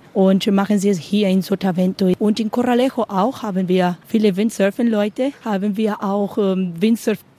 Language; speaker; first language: German; non-native, learner; Spanish